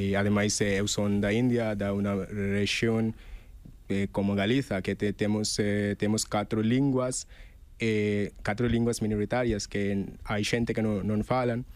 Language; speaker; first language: Galician; non-native, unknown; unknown